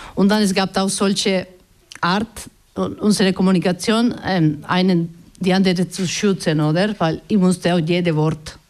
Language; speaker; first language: German; non-native, learner; Basque